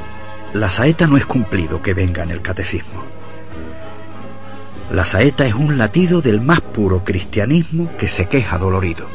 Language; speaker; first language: Spanish; native; Spanish